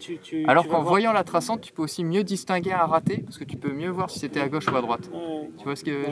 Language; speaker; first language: French; native; French